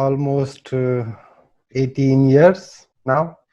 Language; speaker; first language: English; non-native, local second language; Gujarati